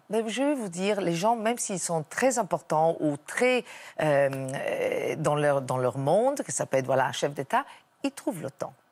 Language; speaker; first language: French; non-native, fluent; Italian